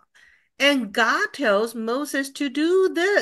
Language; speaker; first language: English; non-native, fluent; Chinese